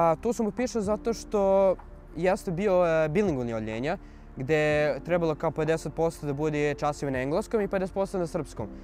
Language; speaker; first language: Serbian; early bilingual, other home language; Arabic